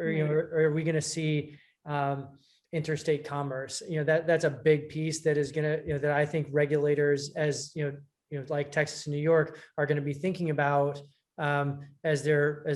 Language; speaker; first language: English; native; English